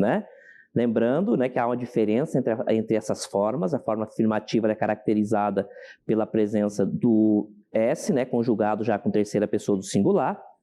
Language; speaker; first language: Portuguese; native; Portuguese